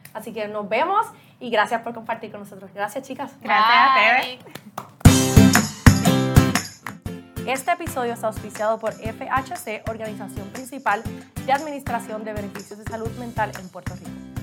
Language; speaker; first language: Spanish; native; Spanish